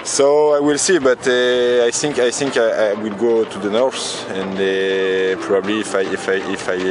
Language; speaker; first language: English; non-native, learner; French